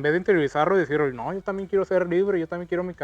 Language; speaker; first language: Spanish; native; Spanish